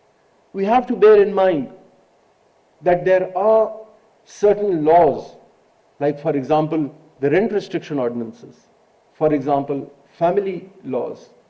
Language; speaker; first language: English; non-native, local second language; Urdu